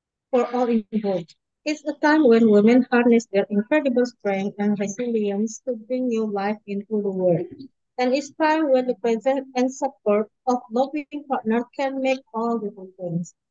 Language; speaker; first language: English; non-native, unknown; Indonesian